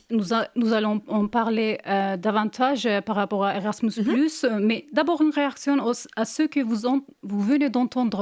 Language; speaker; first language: French; native; French